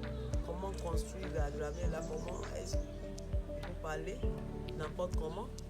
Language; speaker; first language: French; non-native, fluent; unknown